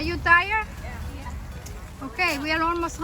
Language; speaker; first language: English; non-native, fluent; Spanish